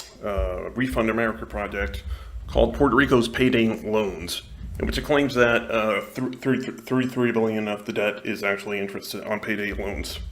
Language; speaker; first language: English; non-native, local second language; Spanish